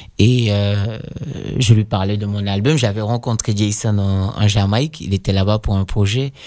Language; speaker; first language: French; non-native, fluent; Dutch